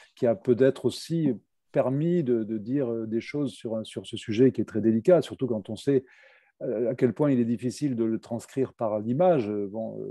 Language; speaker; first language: French; native; French